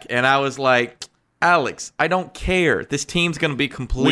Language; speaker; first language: English; native; English